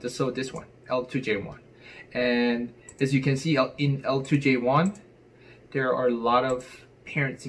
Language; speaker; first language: English; non-native, fluent; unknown